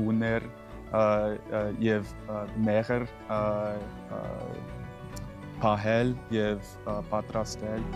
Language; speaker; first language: Armenian; non-native, learner; English